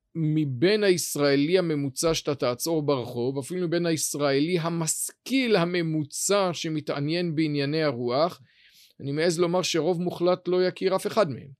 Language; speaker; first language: Hebrew; native; Hebrew